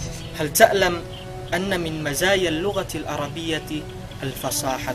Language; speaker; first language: Arabic; non-native, learner; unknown